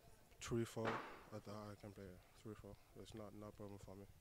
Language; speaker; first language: English; non-native, learner; French